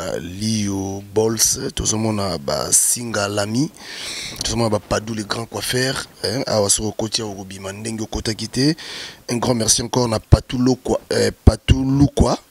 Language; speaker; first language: French; non-native, local second language; Lingala